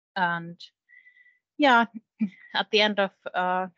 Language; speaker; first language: English; non-native, fluent; Finnish